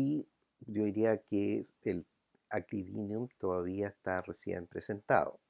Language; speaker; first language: Spanish; native; Spanish